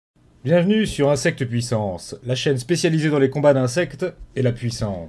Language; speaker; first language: French; native; French